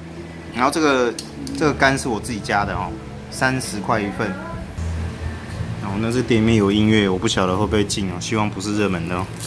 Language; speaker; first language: Chinese; native; Chinese